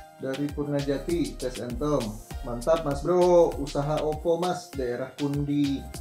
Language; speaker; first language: Indonesian; native; Indonesian